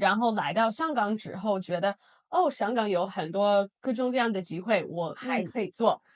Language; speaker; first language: Chinese; non-native, fluent; English